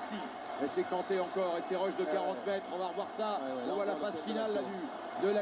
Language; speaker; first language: French; native; French